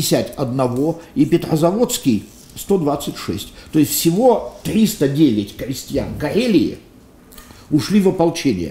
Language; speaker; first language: Russian; native; Russian